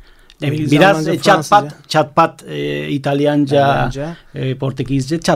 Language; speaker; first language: Turkish; non-native, fluent; Spanish